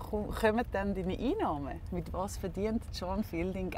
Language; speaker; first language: German; native; German